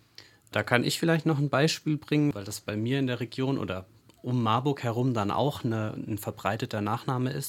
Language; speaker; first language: German; native; German